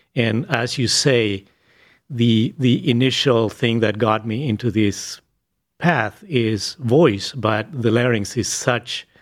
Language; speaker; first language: English; non-native, fluent; Spanish